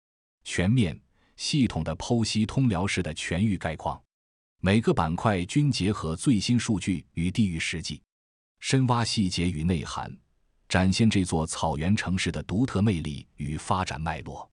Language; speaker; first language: Chinese; native; Chinese